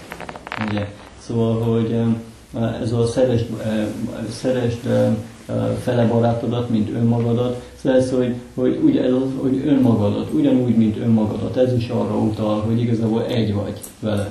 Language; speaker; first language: Hungarian; native; Hungarian